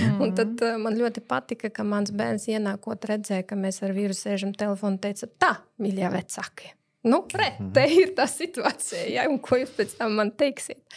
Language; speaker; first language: Latvian; non-native, local second language; Russian